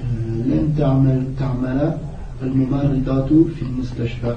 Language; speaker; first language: Arabic; non-native, learner; French